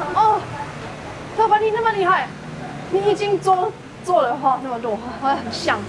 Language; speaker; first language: Chinese; non-native, fluent; German